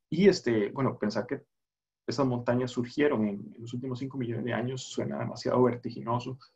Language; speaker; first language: Spanish; native; Spanish